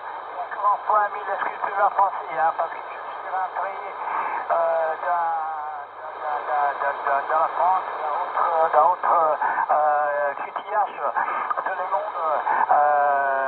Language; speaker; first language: French; non-native, learner; Italian